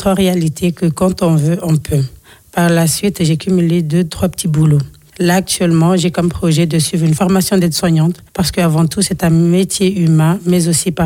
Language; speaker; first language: French; non-native, local second language; Comorian